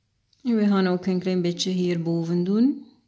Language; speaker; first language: Dutch; non-native, fluent; Spanish